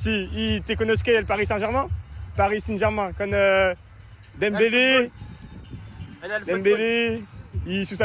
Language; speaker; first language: Spanish; non-native, learner; French